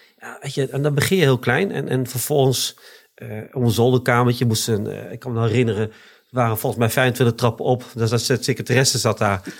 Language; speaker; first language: Dutch; native; Dutch